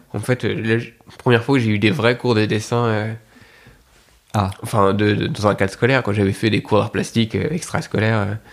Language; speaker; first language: French; native; French